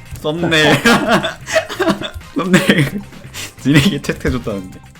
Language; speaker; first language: Korean; native; Korean